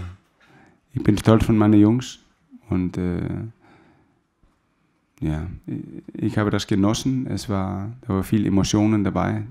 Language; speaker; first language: German; non-native, fluent; Danish